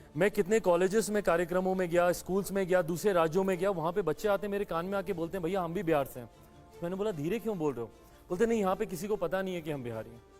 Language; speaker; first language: Hindi; native; Hindi